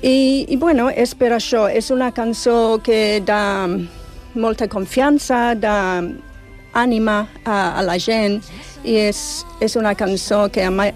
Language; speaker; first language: Catalan; non-native, fluent; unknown